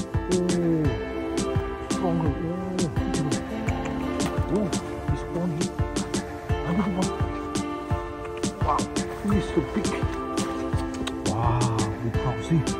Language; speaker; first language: English; non-native, learner; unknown